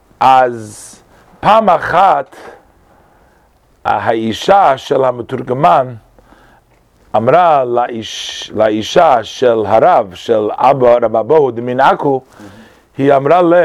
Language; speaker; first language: Hebrew; non-native, fluent; English